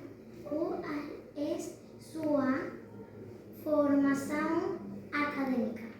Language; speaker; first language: Portuguese; non-native, learner; Spanish